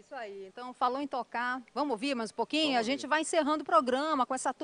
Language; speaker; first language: Portuguese; native; Portuguese